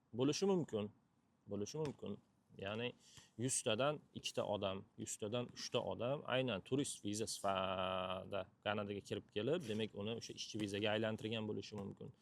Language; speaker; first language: Uzbek; native; Uzbek